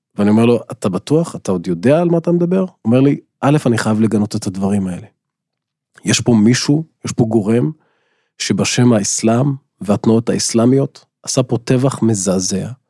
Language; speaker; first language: Hebrew; non-native, local second language; Arabic